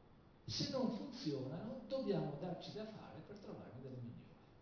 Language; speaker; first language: Italian; native; Italian